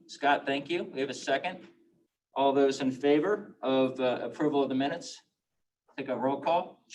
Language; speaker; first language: English; native; English